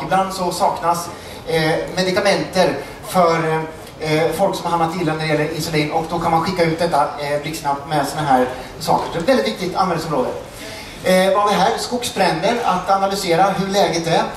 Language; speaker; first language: Swedish; native; Swedish